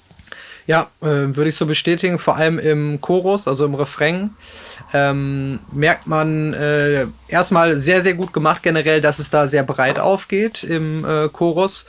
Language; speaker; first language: German; native; German